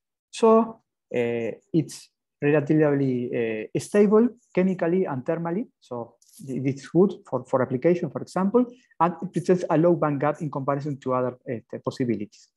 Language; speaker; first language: English; non-native, fluent; Spanish